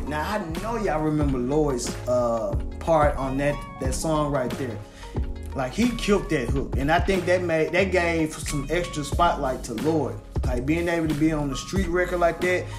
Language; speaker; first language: English; native; English